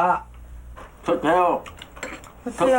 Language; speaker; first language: Vietnamese; non-native, fluent; Korean